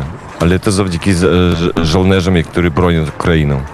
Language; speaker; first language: Polish; non-native, learner; Ukrainian